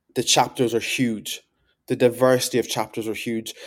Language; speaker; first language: English; native; English